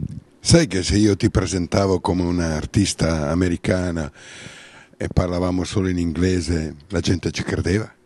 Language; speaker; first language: Italian; native; Italian